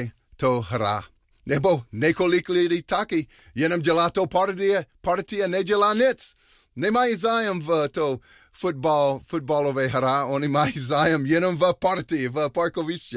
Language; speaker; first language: Czech; non-native, learner; English